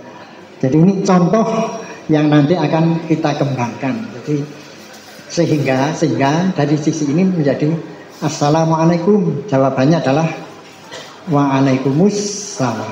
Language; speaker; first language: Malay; non-native, local second language; Javanese